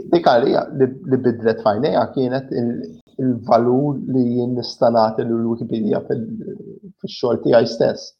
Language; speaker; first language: Maltese; early bilingual, other home language; English